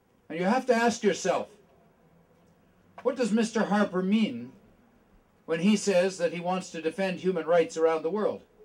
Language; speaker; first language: English; native; English